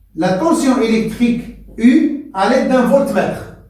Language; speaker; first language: French; non-native, local second language; Arabic